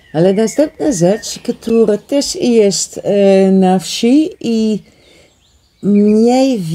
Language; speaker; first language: Polish; non-native, learner; Dutch